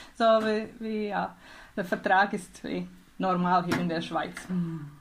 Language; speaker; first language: German; non-native, learner; Czech